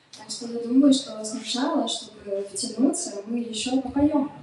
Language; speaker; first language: Russian; native; Russian